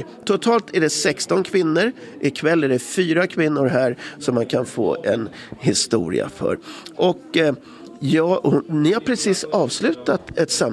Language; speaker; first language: Swedish; native; Swedish